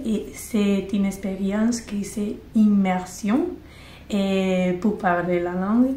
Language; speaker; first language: French; non-native, learner; Spanish